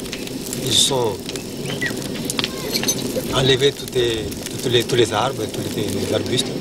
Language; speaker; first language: French; non-native, local second language; Malagasy